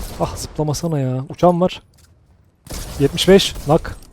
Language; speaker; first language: Turkish; native; Turkish